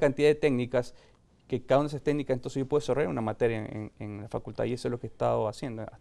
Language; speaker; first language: Spanish; native; Spanish